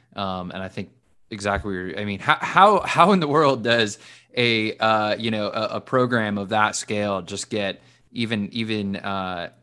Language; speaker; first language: English; native; English